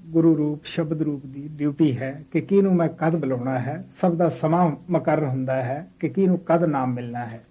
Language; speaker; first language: Hindi; non-native, local second language; Punjabi